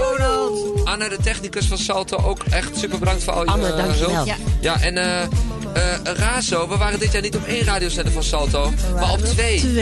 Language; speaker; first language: Dutch; native; Dutch